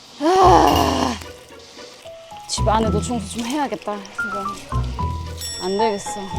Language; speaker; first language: Korean; non-native, fluent; German